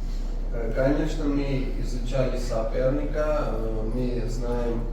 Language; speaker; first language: Russian; non-native, fluent; Armenian